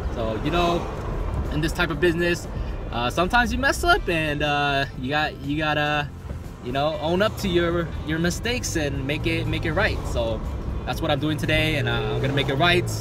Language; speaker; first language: English; native; English